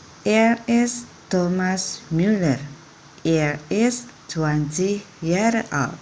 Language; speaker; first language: German; non-native, fluent; Indonesian